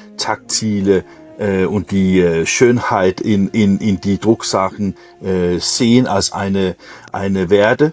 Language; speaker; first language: German; non-native, learner; Danish